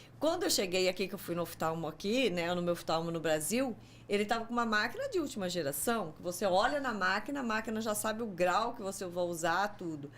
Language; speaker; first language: Portuguese; native; Portuguese